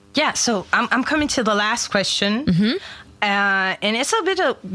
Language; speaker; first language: English; non-native, fluent; German